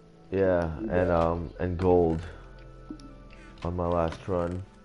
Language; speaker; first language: English; early bilingual, other home language; Chinese